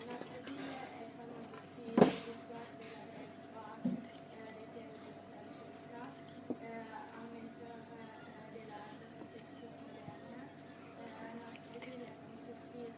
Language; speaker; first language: French; non-native, learner; Italian